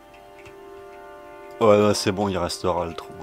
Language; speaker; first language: French; native; French